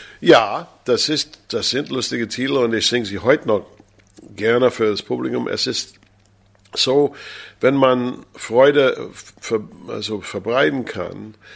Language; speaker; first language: German; non-native, fluent; English